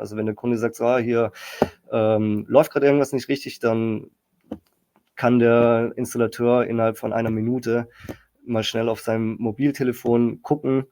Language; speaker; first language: German; native; German